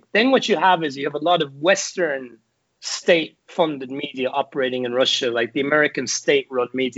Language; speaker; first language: English; native; English